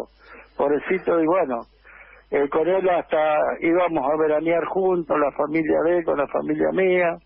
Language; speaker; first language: Spanish; native; Spanish